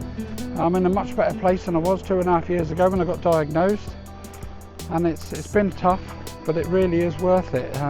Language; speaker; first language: English; native; English